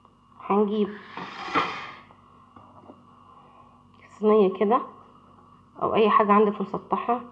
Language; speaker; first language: Arabic; native; Arabic